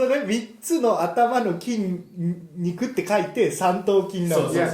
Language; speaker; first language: Japanese; native; Japanese